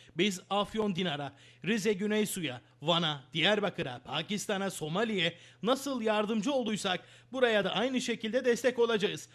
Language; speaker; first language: Turkish; native; Turkish